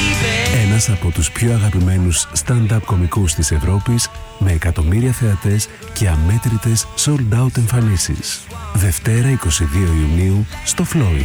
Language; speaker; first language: Greek; native; Greek